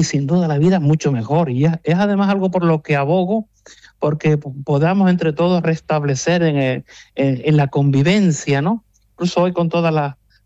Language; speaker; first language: Spanish; native; Spanish